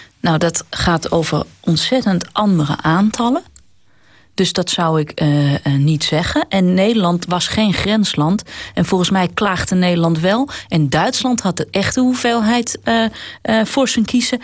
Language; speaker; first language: Dutch; native; Dutch